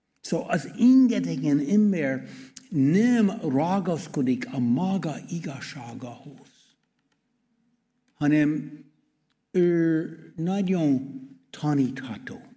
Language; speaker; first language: Hungarian; non-native, learner; English